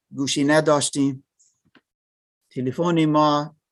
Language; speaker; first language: Persian; non-native, learner; German